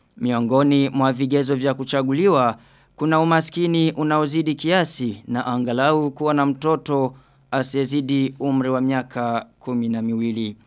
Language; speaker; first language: Swahili; non-native, local second language; Rundi